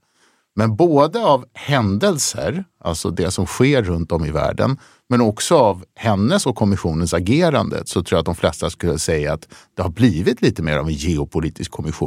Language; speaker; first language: Swedish; native; Swedish